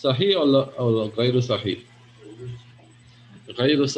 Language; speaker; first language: Arabic; non-native, fluent; English